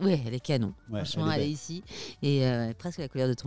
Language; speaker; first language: French; native; French